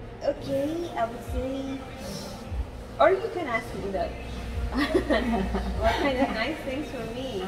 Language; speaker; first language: English; early bilingual, other home language; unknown